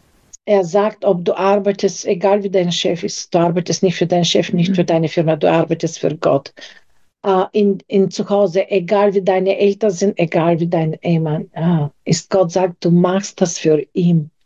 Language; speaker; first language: German; non-native, fluent; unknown